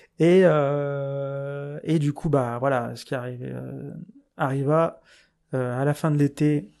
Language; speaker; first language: French; native; French